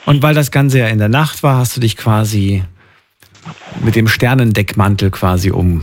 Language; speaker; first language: German; native; German